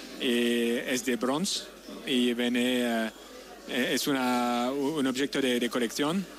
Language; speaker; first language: Spanish; non-native, learner; French